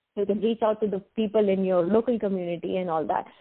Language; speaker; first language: English; non-native, local second language; Hindi